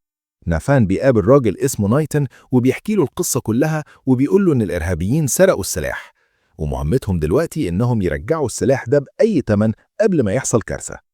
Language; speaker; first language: Arabic; native; Arabic